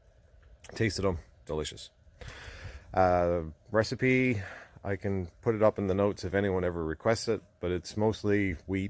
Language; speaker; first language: English; native; English